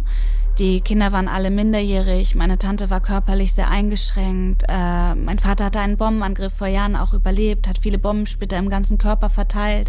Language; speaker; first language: German; early bilingual, other home language; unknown